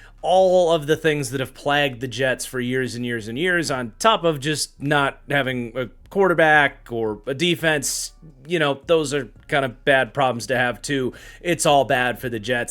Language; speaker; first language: English; native; English